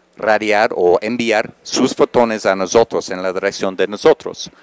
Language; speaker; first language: Spanish; non-native, fluent; English